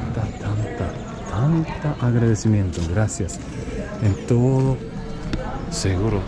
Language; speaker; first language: Spanish; non-native, learner; Japanese